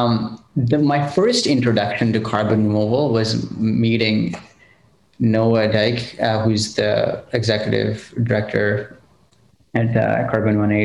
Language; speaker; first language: English; non-native, local second language; Telugu